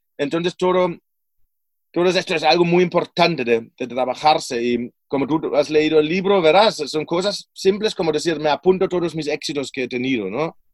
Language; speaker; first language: Spanish; non-native, fluent; German